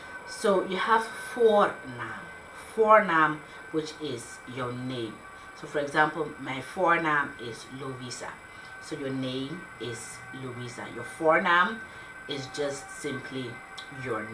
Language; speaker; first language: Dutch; early bilingual, other home language; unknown